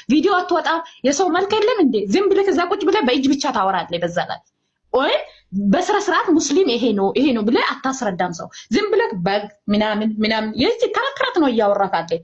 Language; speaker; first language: Amharic; non-native, local second language; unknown